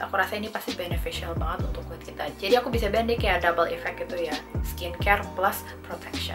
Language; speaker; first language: Indonesian; native; Indonesian